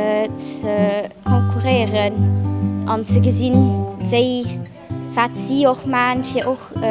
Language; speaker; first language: German; non-native, local second language; Luxembourgish